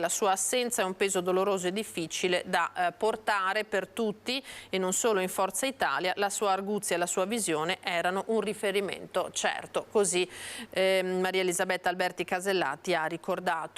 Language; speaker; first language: Italian; native; Italian